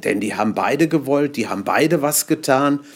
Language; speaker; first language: German; native; German